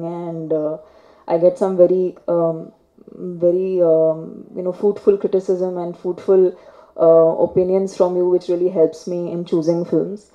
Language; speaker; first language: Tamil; non-native, fluent; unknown